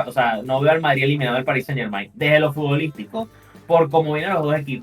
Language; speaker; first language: Spanish; native; Spanish